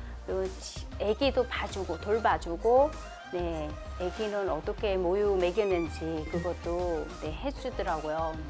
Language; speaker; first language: Korean; non-native, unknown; Vietnamese